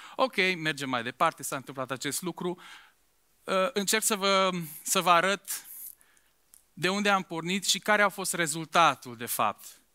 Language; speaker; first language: Romanian; non-native, local second language; Hungarian